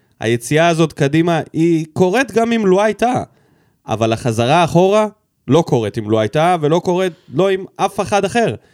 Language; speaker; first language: Hebrew; native; Hebrew